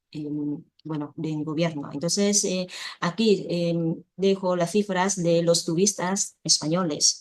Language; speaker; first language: Spanish; non-native, fluent; Vietnamese